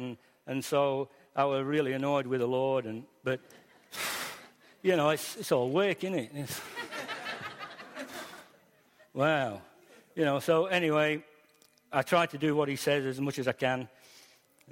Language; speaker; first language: English; native; English